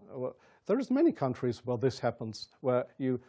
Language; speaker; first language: English; non-native, fluent; German